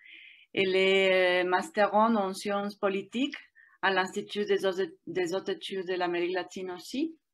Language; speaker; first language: French; non-native, fluent; Spanish